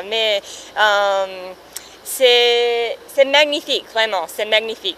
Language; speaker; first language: French; non-native, learner; English